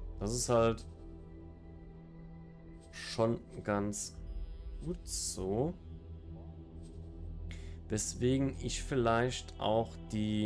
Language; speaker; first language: German; native; German